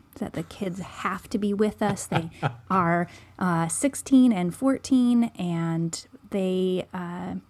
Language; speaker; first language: English; native; English